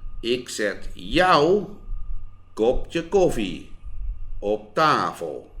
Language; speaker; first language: Dutch; non-native, fluent; Thai